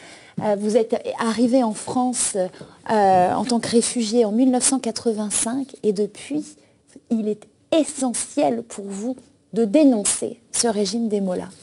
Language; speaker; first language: French; native; French